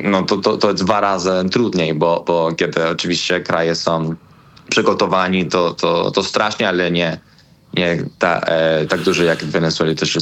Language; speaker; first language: Polish; non-native, learner; Spanish